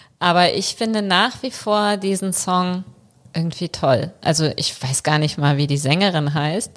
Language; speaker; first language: German; early bilingual, other home language; Bulgarian